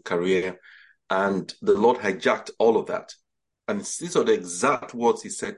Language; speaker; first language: English; non-native, local second language; Yoruba